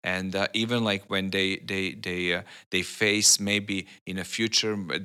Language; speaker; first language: English; non-native, learner; Serbian